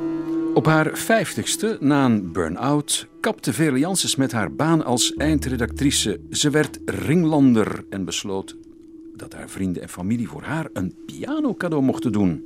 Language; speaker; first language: Dutch; native; Dutch